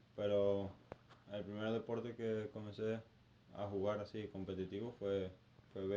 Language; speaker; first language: Spanish; native; Spanish